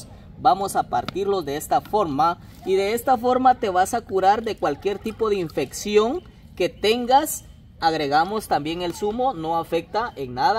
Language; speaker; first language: Spanish; native; Spanish